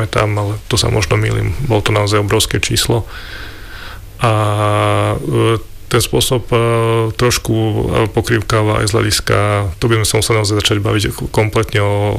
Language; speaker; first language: Slovak; native; Slovak